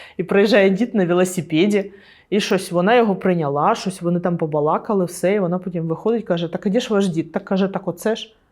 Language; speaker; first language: Ukrainian; non-native, local second language; Russian